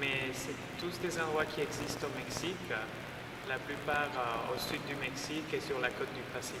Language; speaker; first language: French; non-native, fluent; Spanish